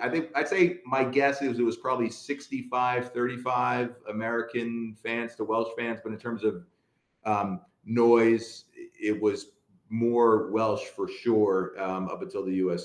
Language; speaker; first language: English; native; English